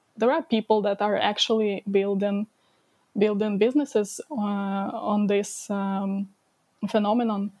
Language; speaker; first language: English; non-native, fluent; Ukrainian